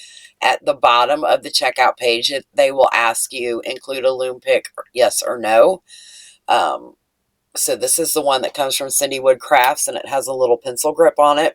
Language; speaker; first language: English; native; English